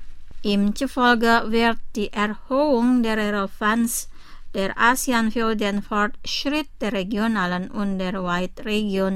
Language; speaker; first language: German; non-native, fluent; Indonesian